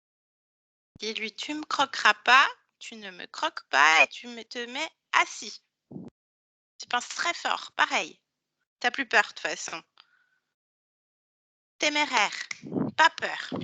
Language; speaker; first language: French; native; French